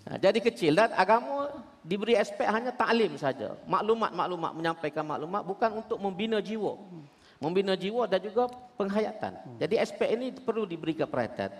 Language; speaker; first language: Malay; native; Malay